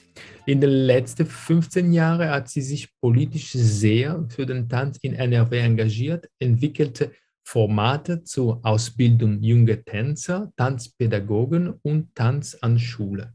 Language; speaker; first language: German; non-native, fluent; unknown